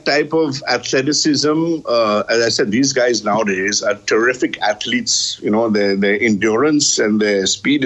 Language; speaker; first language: English; non-native, local second language; Bangla